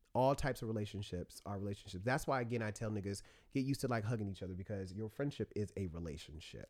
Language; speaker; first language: English; native; English